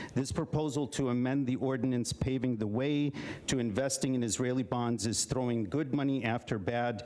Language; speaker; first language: English; early bilingual, other home language; Arabic